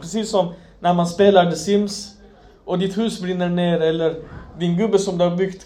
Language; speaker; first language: Swedish; non-native, fluent; Arabic